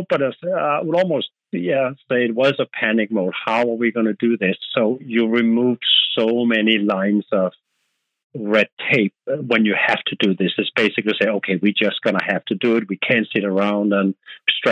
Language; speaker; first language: English; non-native, fluent; Danish